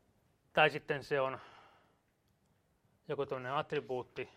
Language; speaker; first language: Finnish; native; Finnish